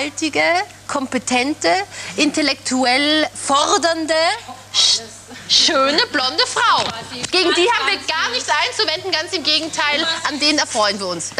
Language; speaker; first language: German; native; German